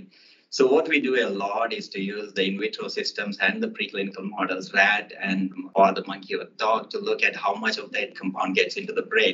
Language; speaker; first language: English; non-native, local second language; Telugu